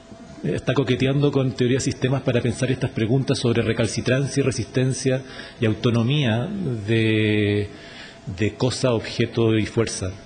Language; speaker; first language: Spanish; native; Spanish